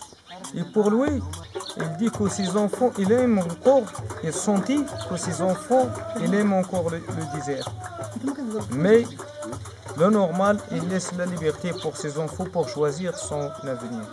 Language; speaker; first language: French; non-native, learner; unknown